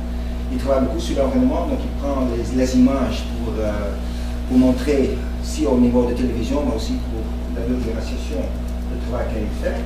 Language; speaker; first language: French; non-native, fluent; English